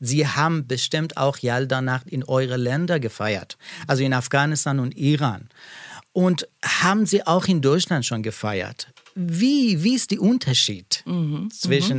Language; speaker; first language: German; non-native, learner; Persian